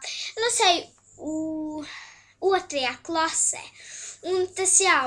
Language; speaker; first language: Latvian; early bilingual, heritage; Latvian